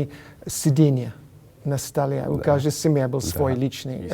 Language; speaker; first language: Russian; non-native, learner; English